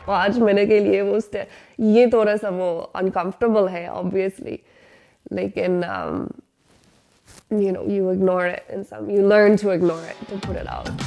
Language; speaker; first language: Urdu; non-native, learner; English